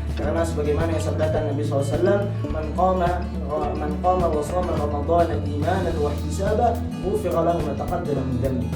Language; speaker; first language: Indonesian; native; Indonesian